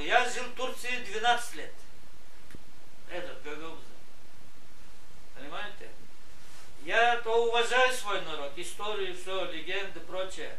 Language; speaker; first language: Russian; non-native, local second language; Gagauz